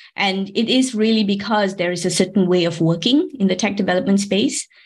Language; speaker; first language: English; non-native, local second language; Tamil